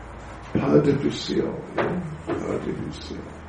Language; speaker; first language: French; non-native, learner; English